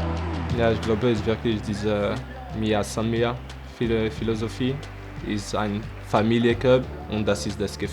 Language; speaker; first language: German; non-native, learner; French